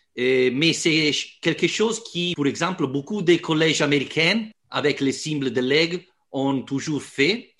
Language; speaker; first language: French; non-native, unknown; Italian